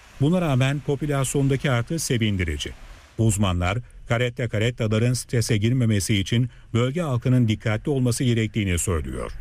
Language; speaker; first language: Turkish; native; Turkish